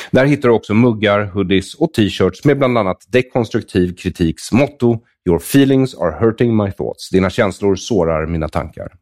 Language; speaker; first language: Swedish; native; Swedish